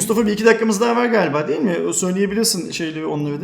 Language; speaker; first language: Turkish; native; Turkish